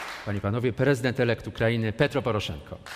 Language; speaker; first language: Polish; native; Polish